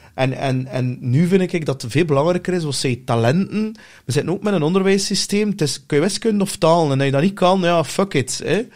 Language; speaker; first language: Dutch; native; Dutch